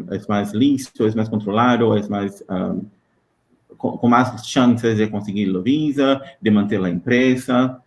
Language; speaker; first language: Spanish; non-native, learner; Portuguese